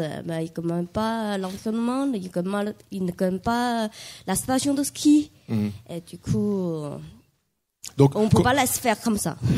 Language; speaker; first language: French; non-native, learner; Chinese